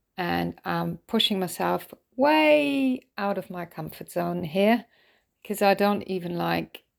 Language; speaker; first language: English; non-native, fluent; German